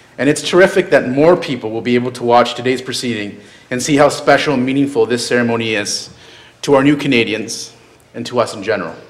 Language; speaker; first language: English; native; English